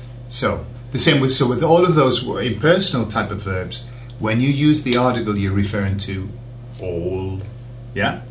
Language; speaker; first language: English; native; English